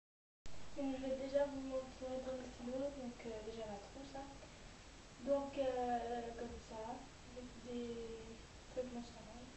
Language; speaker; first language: French; native; French